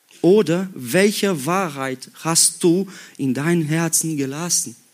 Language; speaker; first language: German; non-native, learner; Portuguese